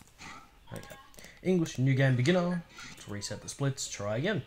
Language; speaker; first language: English; native; English